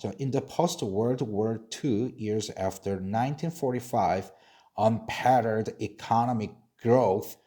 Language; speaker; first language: English; non-native, fluent; Korean